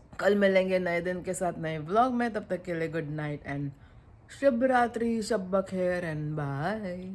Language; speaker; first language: Hindi; non-native, local second language; Bangla